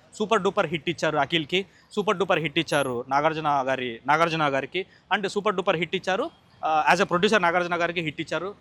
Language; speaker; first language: Telugu; native; Telugu